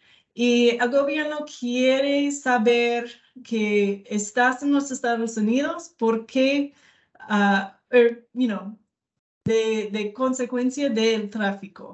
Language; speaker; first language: Spanish; non-native, learner; English